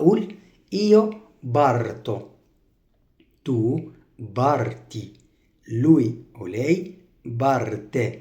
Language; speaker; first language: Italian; non-native, fluent; Arabic